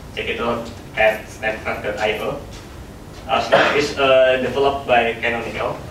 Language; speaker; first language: English; non-native, learner; Indonesian